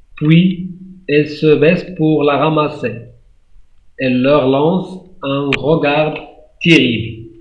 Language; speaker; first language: French; non-native, local second language; Arabic